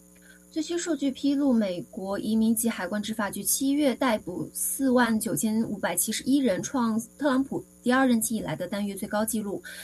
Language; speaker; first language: Chinese; native; Chinese